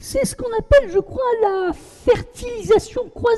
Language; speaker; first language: French; native; French